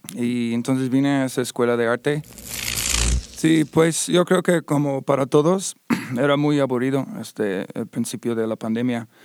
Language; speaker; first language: Spanish; non-native, fluent; English